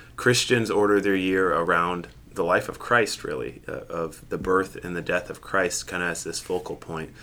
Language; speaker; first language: English; native; English